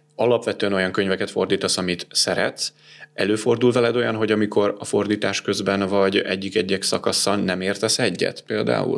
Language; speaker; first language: Hungarian; native; Hungarian